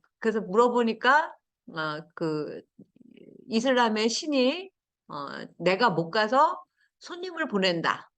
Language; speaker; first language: Korean; native; Korean